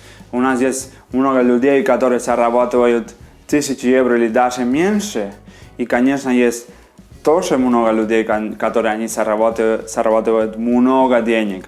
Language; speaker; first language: Russian; non-native, fluent; Spanish